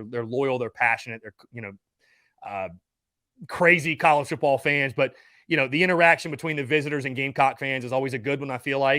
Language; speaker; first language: English; native; English